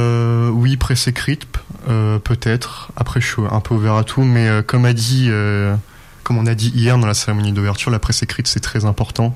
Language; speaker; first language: French; native; French